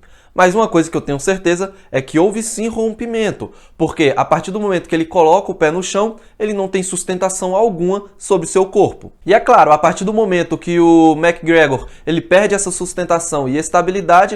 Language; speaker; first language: Portuguese; native; Portuguese